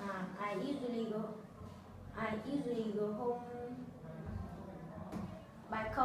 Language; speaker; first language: English; non-native, learner; Vietnamese